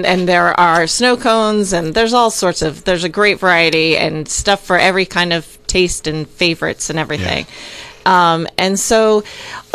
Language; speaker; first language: English; native; English